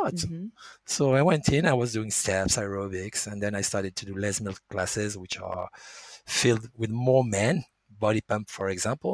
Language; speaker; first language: English; non-native, fluent; French